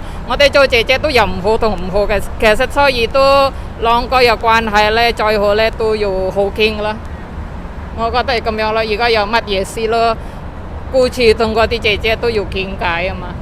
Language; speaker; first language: Cantonese; non-native, fluent; Indonesian